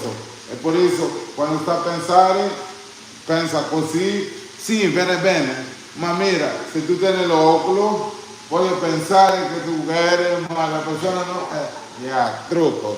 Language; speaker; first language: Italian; non-native, learner; Portuguese